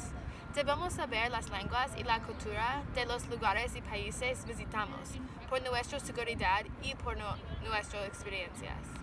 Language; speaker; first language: Spanish; non-native, learner; English